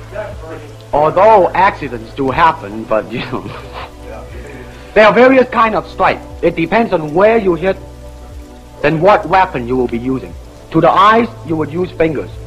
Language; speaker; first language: English; non-native, local second language; Cantonese